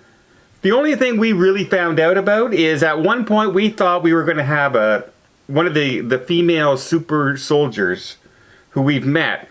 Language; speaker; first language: English; native; English